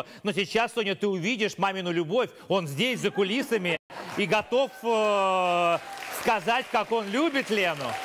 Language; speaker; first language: Russian; native; Russian